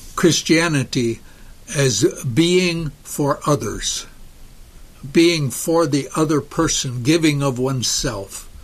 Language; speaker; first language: English; native; English